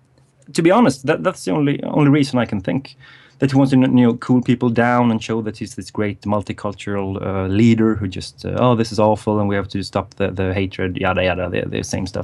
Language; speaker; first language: English; non-native, fluent; Swedish